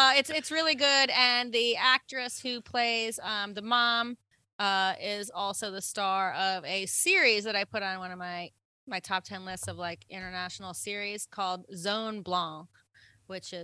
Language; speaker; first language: English; native; English